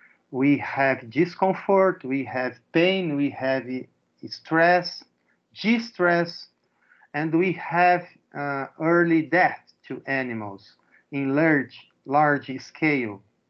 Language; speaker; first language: English; non-native, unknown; Portuguese